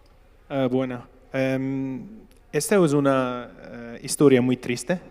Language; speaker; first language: Spanish; non-native, learner; Turkish